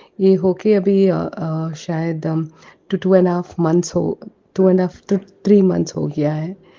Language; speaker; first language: Hindi; non-native, learner; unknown